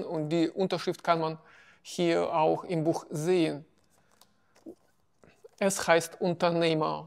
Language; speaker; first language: German; non-native, fluent; Russian